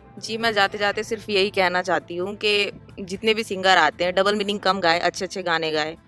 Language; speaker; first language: Hindi; non-native, local second language; Malayalam